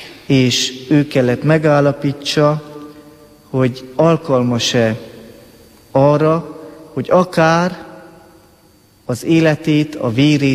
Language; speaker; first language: Hungarian; native; Hungarian